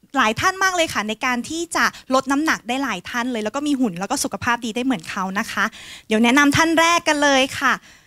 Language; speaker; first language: Thai; native; Thai